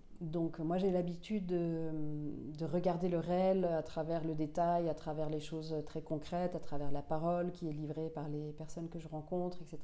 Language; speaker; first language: French; non-native, local second language; Finnish